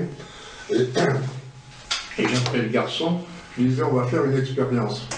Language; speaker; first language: French; native; French